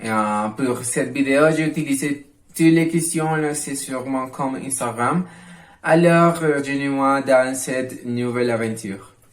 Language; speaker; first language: French; non-native, learner; Spanish